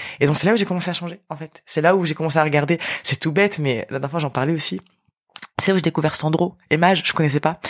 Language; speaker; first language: French; early bilingual, other home language; Arabic